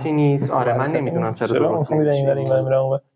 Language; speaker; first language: Persian; native; Persian